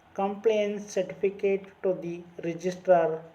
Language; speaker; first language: English; non-native, local second language; Kannada